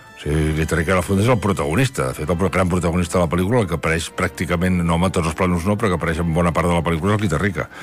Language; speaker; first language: Catalan; native; Catalan